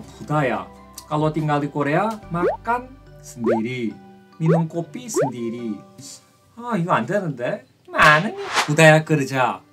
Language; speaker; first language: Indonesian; non-native, fluent; Korean